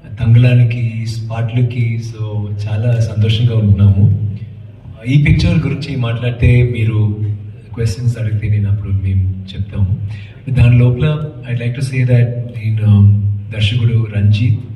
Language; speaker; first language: Telugu; non-native, learner; Tamil